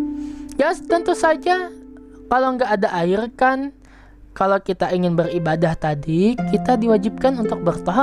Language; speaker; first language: Indonesian; native; Indonesian